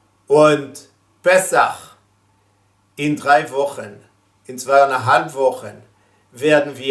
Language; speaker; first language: German; non-native, fluent; Hebrew